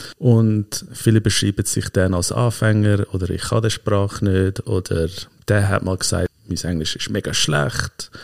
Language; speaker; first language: German; early bilingual, heritage; German